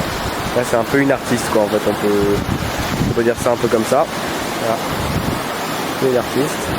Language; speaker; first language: French; native; French